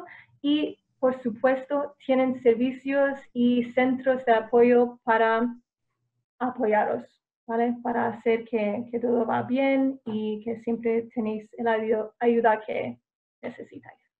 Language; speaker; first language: Spanish; non-native, fluent; English